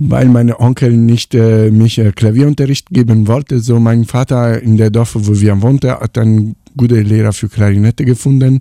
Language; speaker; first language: German; non-native, fluent; Italian